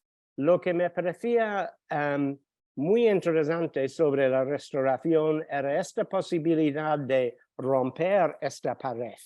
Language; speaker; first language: Spanish; non-native, fluent; English